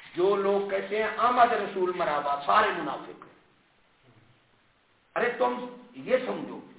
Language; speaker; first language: Urdu; non-native, local second language; Punjabi